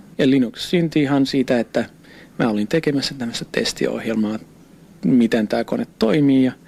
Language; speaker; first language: Finnish; non-native, local second language; Swedish